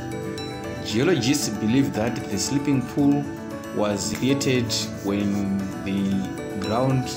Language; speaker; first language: English; non-native, local second language; Shona